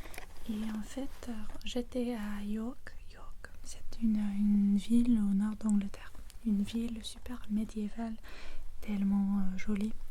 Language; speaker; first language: French; non-native, fluent; English